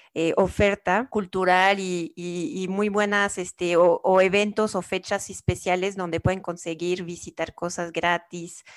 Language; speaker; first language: Spanish; non-native, fluent; French